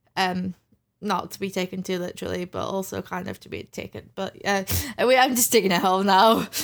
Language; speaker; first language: English; native; English